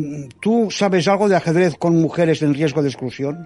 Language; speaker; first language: Spanish; non-native, local second language; Catalan